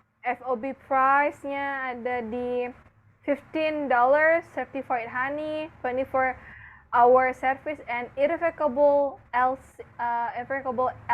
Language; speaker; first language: English; non-native, fluent; Indonesian